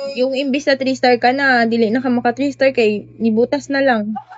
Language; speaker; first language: Cebuano; non-native, local second language; Hiligaynon